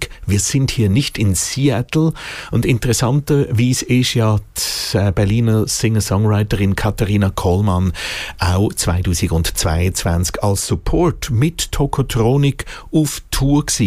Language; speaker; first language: German; native; German